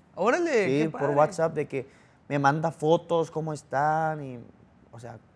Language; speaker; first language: Spanish; early bilingual, other home language; Korean